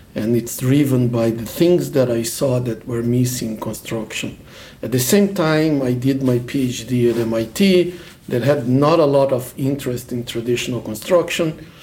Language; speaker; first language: English; non-native, fluent; Portuguese